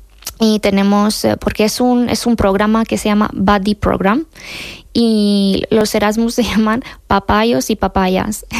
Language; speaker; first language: Spanish; non-native, fluent; Hungarian